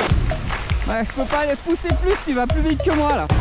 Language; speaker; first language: French; native; French